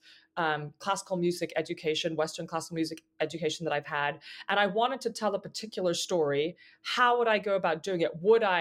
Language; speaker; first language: English; native; English